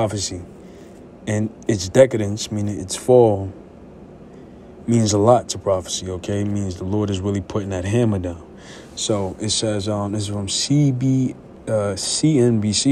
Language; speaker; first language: English; native; English